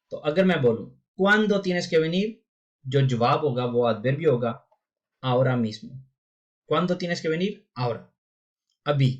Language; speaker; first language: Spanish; non-native, fluent; Urdu